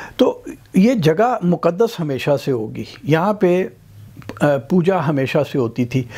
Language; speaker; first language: Urdu; non-native, local second language; Punjabi